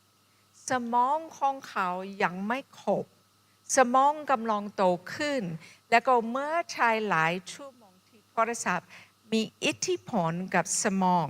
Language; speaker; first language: Thai; non-native, fluent; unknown